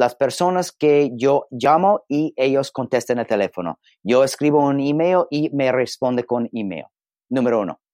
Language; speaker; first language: Spanish; non-native, learner; English